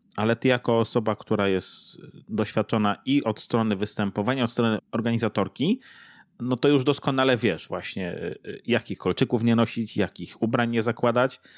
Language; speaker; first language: Polish; native; Polish